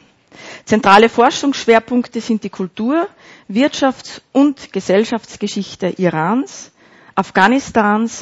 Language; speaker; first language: German; native; German